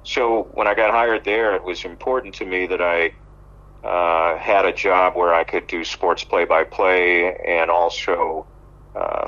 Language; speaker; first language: English; native; English